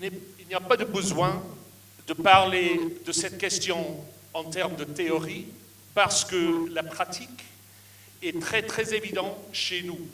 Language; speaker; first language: French; non-native, fluent; English